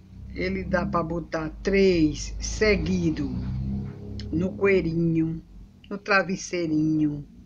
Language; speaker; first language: Portuguese; native; Portuguese